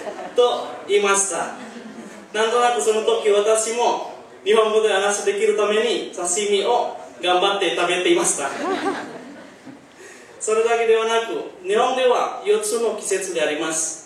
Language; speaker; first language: Japanese; non-native, learner; Indonesian